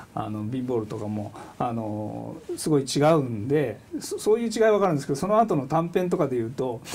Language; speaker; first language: Japanese; native; Japanese